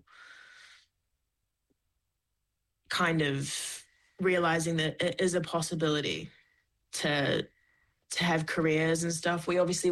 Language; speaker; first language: English; native; English